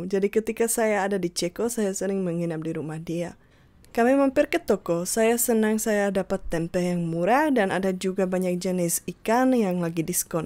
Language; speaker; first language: Indonesian; non-native, fluent; Czech